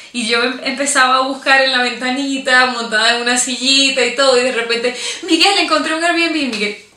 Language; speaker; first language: Spanish; native; Spanish